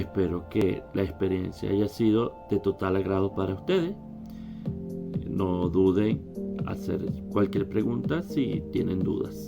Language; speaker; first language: Spanish; native; Spanish